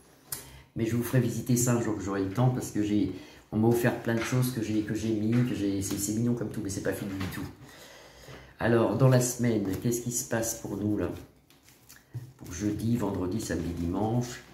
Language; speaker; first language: French; native; French